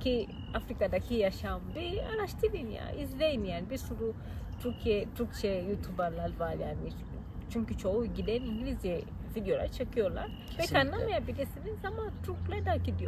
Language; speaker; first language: Turkish; non-native, fluent; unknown